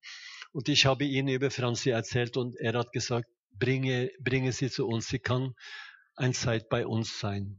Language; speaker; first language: German; non-native, fluent; Norwegian